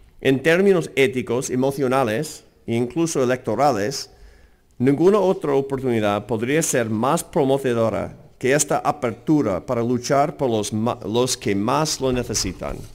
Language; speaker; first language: Spanish; non-native, fluent; English